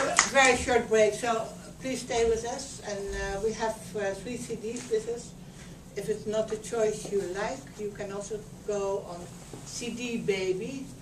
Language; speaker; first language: English; non-native, fluent; Dutch